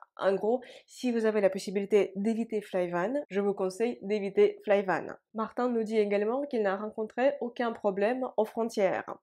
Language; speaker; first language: French; non-native, fluent; Russian